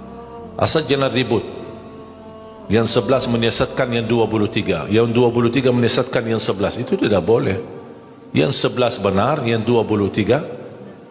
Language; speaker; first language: Indonesian; non-native, fluent; Arabic